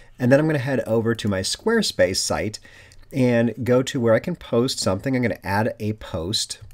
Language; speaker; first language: English; native; English